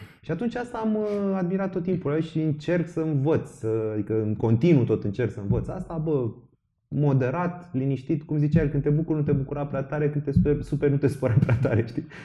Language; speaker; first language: Romanian; native; Romanian